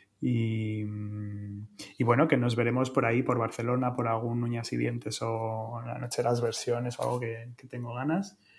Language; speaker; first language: Spanish; native; Spanish